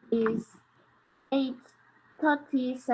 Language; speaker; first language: English; non-native, learner; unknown